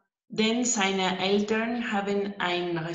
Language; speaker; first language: German; non-native, learner; Spanish